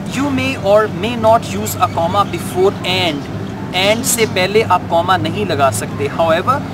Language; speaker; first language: Urdu; native; Urdu